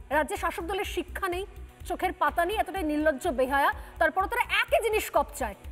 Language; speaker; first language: Bangla; native; Bangla